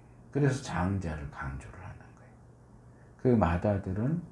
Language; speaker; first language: Korean; native; Korean